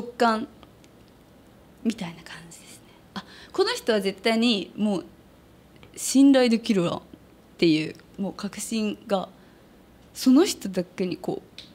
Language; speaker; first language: Japanese; native; Japanese